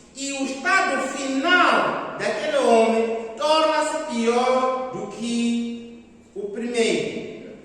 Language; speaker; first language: Portuguese; non-native, local second language; Tsonga